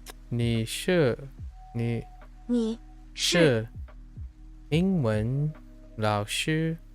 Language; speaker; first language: Chinese; non-native, learner; English